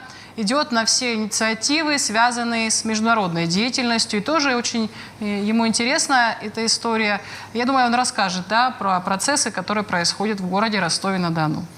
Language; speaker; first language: Russian; native; Russian